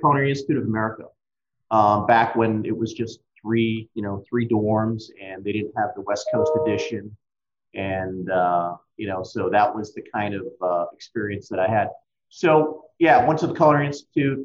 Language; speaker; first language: English; native; English